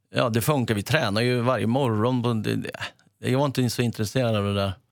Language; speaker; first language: Swedish; native; Swedish